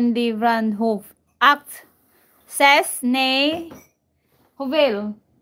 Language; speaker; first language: Dutch; non-native, learner; Filipino